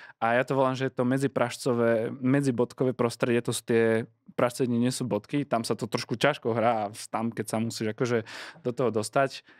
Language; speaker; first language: Slovak; native; Slovak